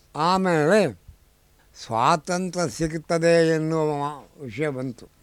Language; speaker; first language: Kannada; non-native, local second language; Tulu